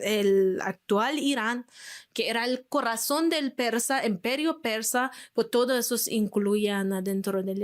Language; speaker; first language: Spanish; non-native, fluent; Persian